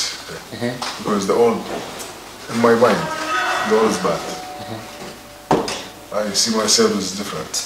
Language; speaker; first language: English; non-native, learner; Arabic